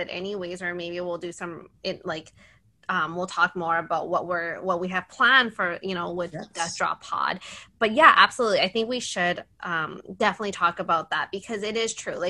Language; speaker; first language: English; native; English